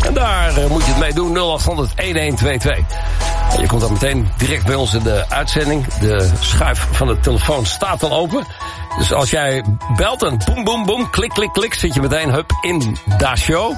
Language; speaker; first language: Dutch; native; Dutch